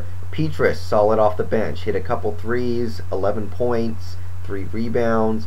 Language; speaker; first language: English; native; English